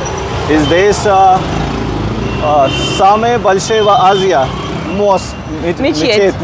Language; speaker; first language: Russian; non-native, learner; Hindi